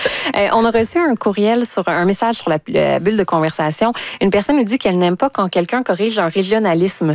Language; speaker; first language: French; native; French